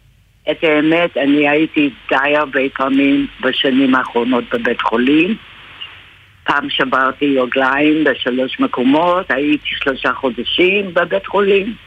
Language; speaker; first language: Hebrew; non-native, fluent; English